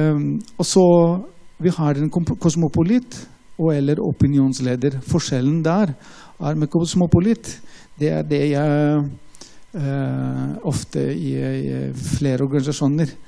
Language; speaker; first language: Norwegian; non-native, fluent; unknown